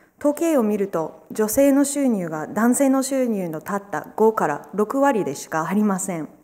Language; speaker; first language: Japanese; non-native, fluent; English